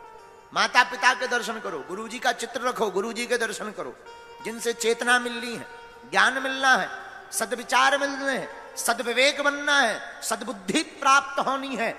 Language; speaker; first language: Hindi; native; Hindi